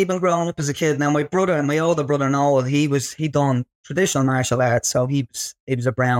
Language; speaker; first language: English; native; English